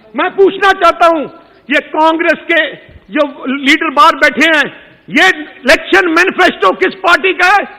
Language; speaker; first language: Hindi; non-native, local second language; Punjabi